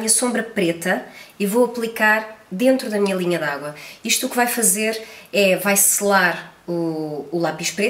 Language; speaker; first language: Portuguese; native; Portuguese